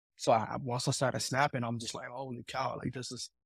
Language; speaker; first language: English; early bilingual, heritage; Italian